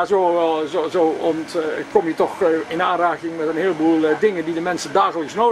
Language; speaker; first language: Dutch; native; Dutch